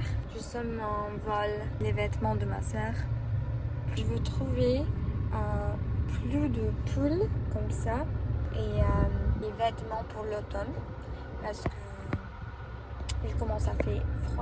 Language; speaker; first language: French; non-native, learner; Spanish